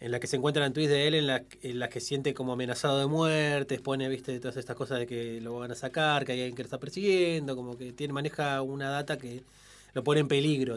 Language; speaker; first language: Spanish; native; Spanish